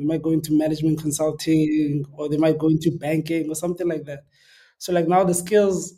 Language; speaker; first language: English; non-native, local second language; Xhosa